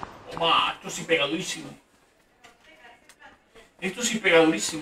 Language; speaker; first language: Spanish; native; Spanish